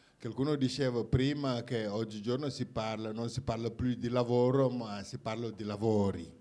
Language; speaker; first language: Italian; non-native, fluent; Wolof